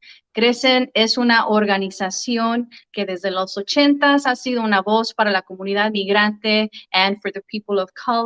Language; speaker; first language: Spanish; early bilingual, heritage; Spanish